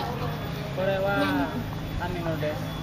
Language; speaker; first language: Japanese; non-native, learner; Indonesian